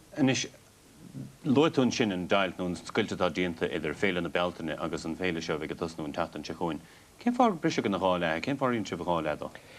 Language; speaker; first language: Irish; native; Irish